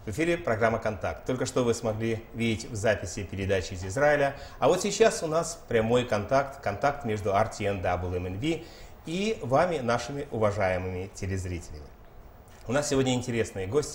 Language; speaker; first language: Russian; native; Russian